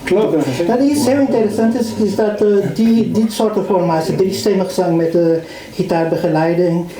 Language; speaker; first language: Dutch; non-native, fluent; Portuguese